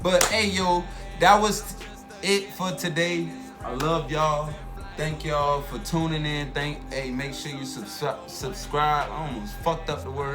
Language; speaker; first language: English; native; English